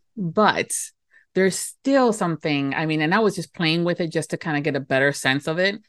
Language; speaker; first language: English; native; English